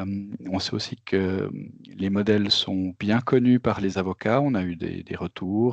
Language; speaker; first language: French; native; French